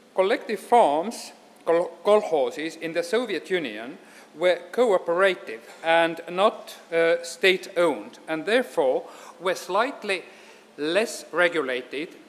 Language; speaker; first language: English; non-native, fluent; Estonian